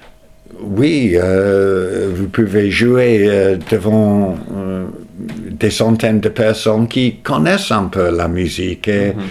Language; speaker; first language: French; non-native, fluent; English